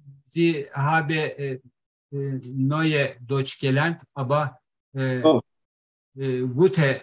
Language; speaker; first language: German; non-native, learner; Turkish